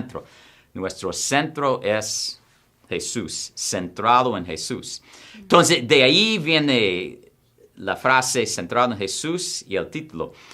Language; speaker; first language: Spanish; non-native, fluent; English